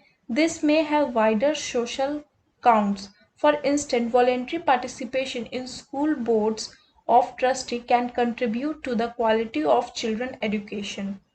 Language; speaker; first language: English; non-native, local second language; Hindi